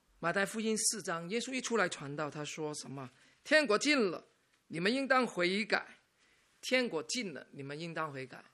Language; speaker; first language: Chinese; non-native, local second language; Cantonese